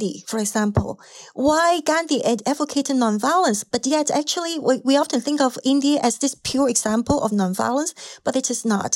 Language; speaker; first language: English; non-native, local second language; Cantonese